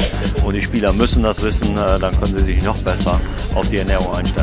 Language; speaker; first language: German; native; German